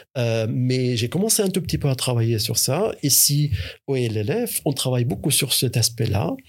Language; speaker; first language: French; non-native, fluent; Arabic